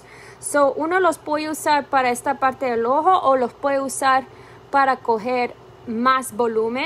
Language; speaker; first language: Spanish; early bilingual, heritage; Spanish